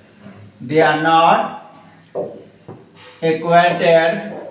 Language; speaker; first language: English; non-native, local second language; Hindi